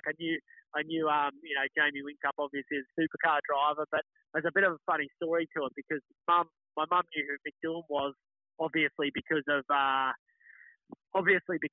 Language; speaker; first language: English; native; English